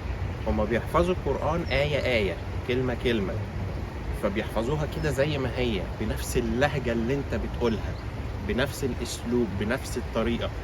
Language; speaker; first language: Arabic; native; Arabic